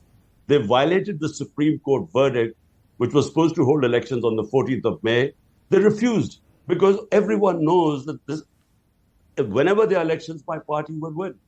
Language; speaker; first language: English; non-native, local second language; Urdu